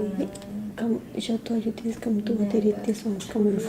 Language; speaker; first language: French; non-native, learner; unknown